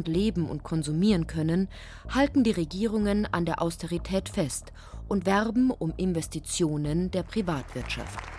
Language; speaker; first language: German; native; German